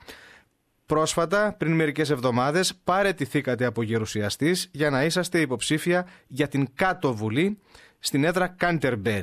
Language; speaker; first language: Greek; native; Greek